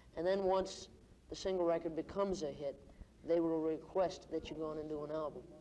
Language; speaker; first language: English; native; English